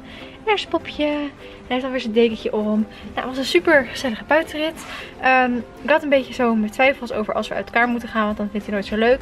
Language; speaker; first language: Dutch; native; Dutch